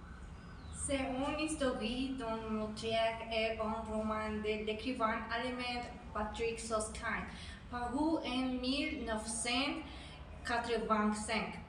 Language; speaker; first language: French; non-native, learner; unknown